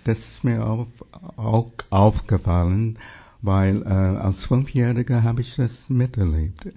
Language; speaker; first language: German; non-native, fluent; English